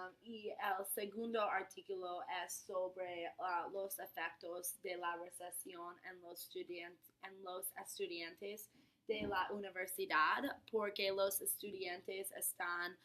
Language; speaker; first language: Spanish; non-native, learner; English